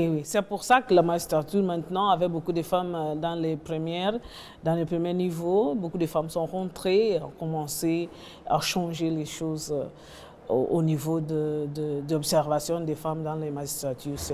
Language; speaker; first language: French; non-native, learner; Portuguese